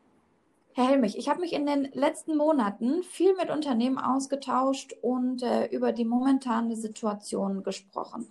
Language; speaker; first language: German; native; German